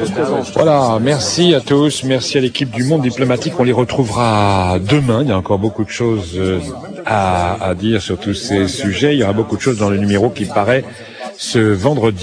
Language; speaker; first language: French; native; French